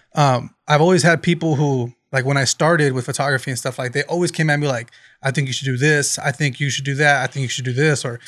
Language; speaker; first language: English; native; English